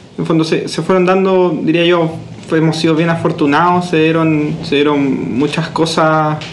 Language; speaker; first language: Spanish; native; Spanish